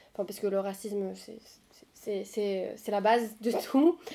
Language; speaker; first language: French; non-native, local second language; Arabic